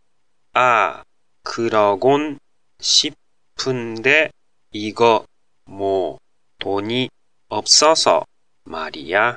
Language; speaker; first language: Korean; non-native, learner; Japanese